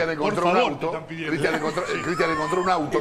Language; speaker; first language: Spanish; native; Spanish